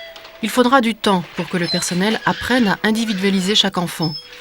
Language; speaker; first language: French; native; French